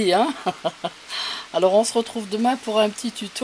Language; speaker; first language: French; native; French